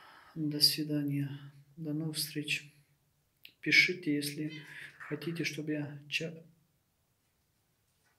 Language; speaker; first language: Russian; non-native, local second language; Romanian